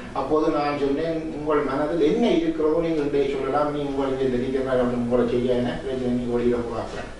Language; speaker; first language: Tamil; native; Tamil